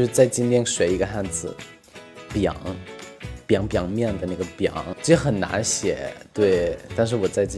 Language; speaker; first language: Chinese; non-native, fluent; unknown